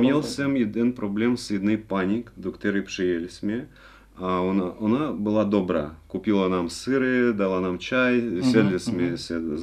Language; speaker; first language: Czech; non-native, learner; Russian